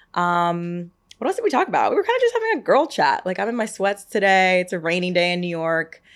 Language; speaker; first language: English; native; English